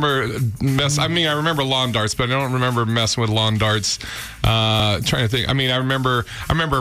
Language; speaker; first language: English; native; English